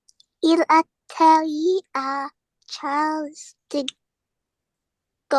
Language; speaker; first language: French; non-native, learner; English